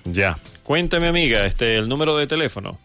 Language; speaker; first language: Spanish; native; Spanish